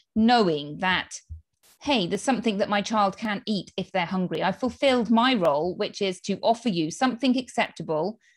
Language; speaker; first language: English; native; English